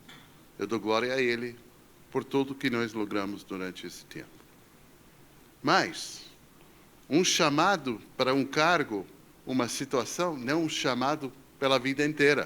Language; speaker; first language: Portuguese; non-native, fluent; English